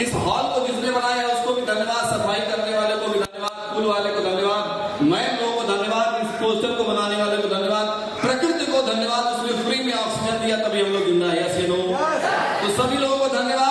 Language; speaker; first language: Hindi; native; Hindi